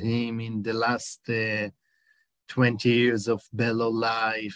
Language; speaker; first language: English; non-native, fluent; Hebrew